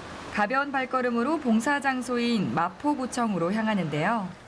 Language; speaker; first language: Korean; native; Korean